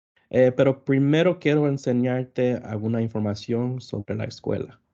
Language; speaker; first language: Spanish; early bilingual, other home language; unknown